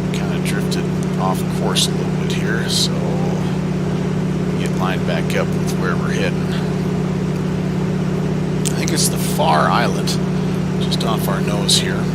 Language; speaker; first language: English; native; English